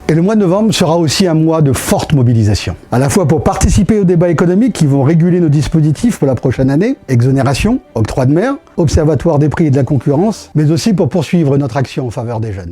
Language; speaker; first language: French; native; French